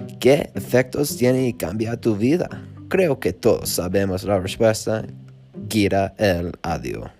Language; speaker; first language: Spanish; non-native, learner; English